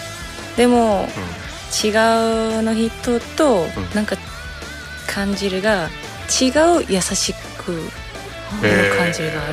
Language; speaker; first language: Japanese; non-native, learner; Korean